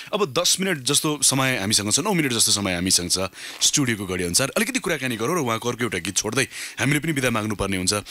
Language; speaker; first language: Nepali; native; Nepali